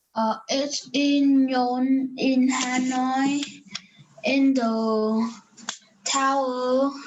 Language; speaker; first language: English; non-native, learner; Vietnamese